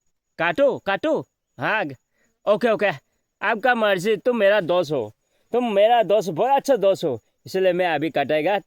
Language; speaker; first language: Hindi; non-native, local second language; Kok Borok